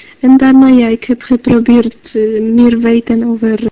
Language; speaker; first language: Dutch; non-native, learner; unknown